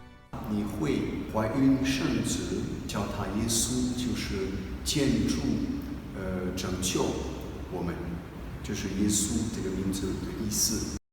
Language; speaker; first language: Chinese; non-native, fluent; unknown